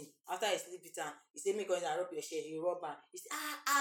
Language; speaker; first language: English; non-native, local second language; Igbo